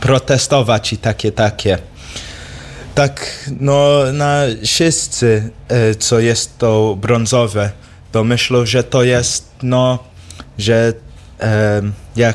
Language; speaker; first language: Polish; early bilingual, heritage; English